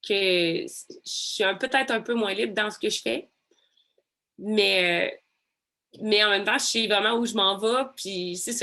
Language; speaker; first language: French; native; French